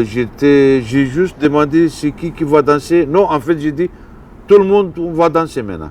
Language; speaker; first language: French; non-native, fluent; Romanian